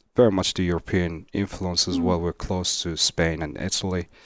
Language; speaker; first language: English; non-native, fluent; Arabic